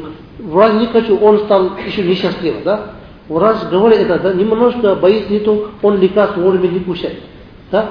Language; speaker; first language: Russian; non-native, learner; Tibetan